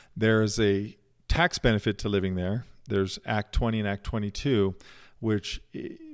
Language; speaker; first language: English; native; English